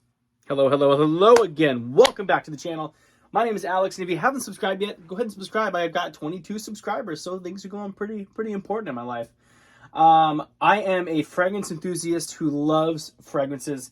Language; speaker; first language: English; native; English